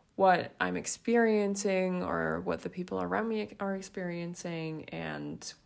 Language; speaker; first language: English; non-native, fluent; Swiss German